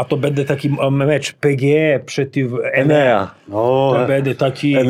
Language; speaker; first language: Polish; non-native, fluent; Serbian